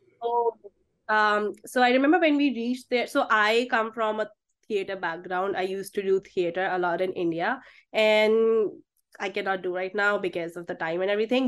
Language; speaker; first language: English; non-native, local second language; Hindi